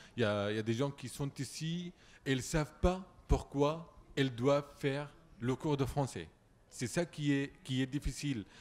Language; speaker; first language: French; non-native, fluent; Arabic